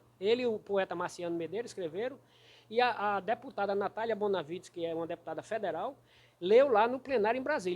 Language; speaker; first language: Portuguese; native; Portuguese